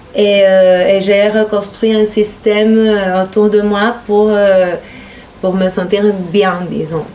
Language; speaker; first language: French; non-native, fluent; Spanish